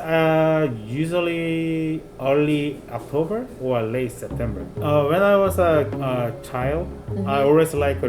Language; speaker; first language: English; non-native, fluent; Korean